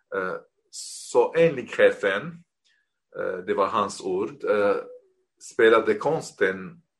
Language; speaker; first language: Swedish; non-native, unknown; Arabic